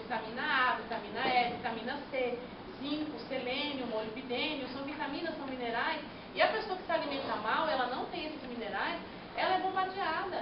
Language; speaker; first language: Portuguese; native; Portuguese